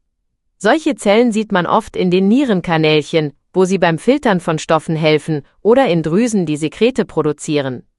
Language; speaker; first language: German; native; German